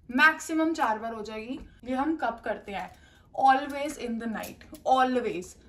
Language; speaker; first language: Hindi; non-native, local second language; Punjabi